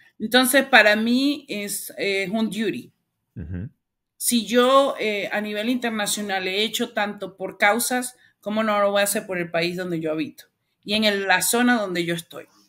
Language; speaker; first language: Spanish; native; Spanish